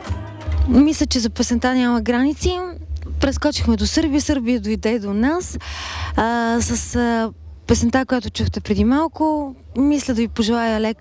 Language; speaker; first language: Bulgarian; native; Bulgarian